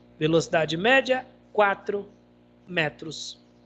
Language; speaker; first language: Portuguese; native; Portuguese